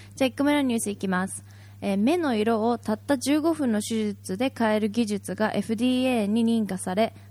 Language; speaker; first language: Japanese; native; Japanese